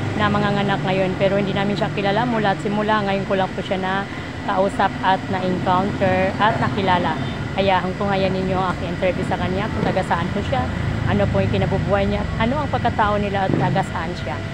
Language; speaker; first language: Filipino; native; Filipino